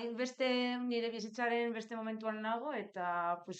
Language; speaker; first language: Basque; non-native, local second language; Spanish